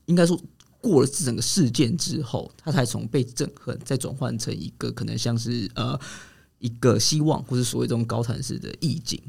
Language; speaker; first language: Chinese; native; Chinese